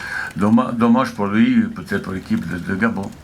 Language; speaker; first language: French; non-native, fluent; Bosnian